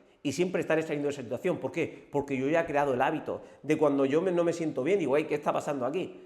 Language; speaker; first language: Spanish; native; Spanish